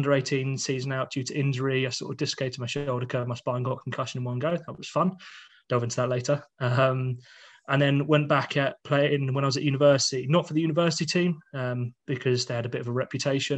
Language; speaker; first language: English; native; English